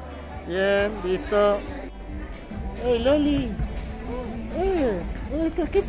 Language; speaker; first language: Spanish; native; Spanish